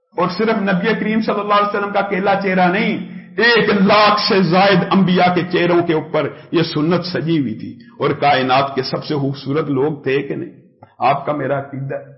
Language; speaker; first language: Urdu; native; Urdu